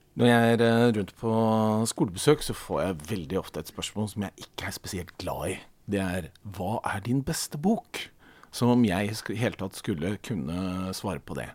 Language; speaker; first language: Norwegian; native; Norwegian